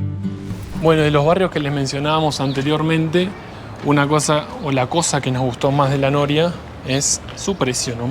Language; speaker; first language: Spanish; native; Spanish